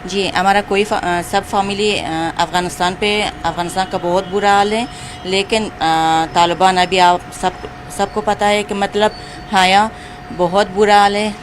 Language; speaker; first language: Hindi; non-native, learner; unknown